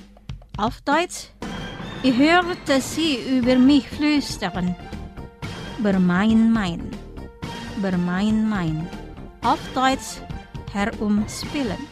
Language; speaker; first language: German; non-native, fluent; Indonesian